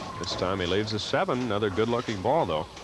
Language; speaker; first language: English; native; English